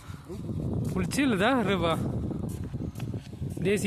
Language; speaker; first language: Russian; non-native, learner; Malayalam